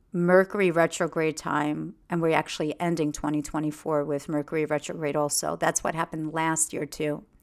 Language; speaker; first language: English; early bilingual, other home language; Russian